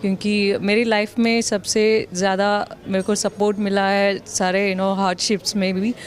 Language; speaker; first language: Hindi; non-native, local second language; Tamil